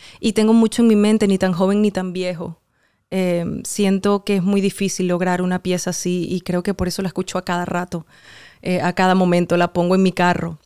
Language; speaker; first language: Spanish; native; Spanish